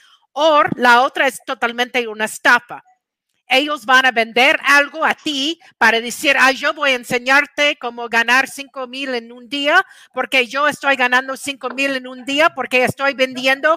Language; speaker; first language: Spanish; non-native, fluent; English